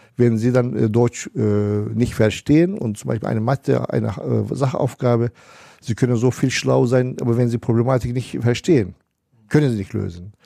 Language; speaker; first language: German; non-native, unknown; Turkish